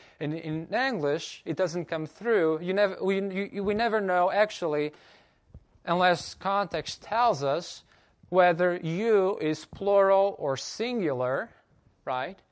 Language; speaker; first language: English; non-native, fluent; Portuguese